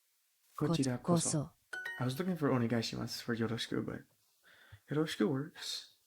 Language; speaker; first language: Japanese; non-native, learner; English